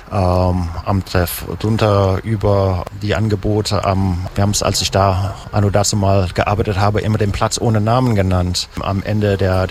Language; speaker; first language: German; native; German